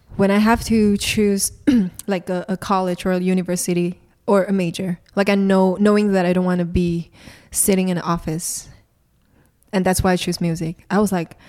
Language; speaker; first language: English; non-native, local second language; Chinese